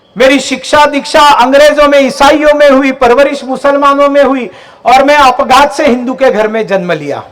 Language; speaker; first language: Hindi; non-native, local second language; Marathi